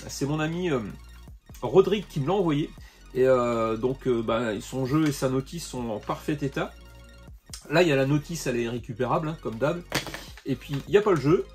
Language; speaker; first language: French; native; French